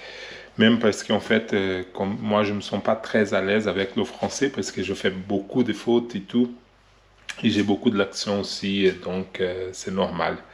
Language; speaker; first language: French; non-native, learner; Portuguese